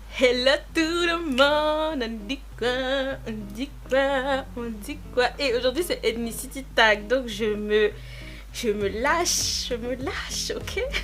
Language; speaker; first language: French; native; French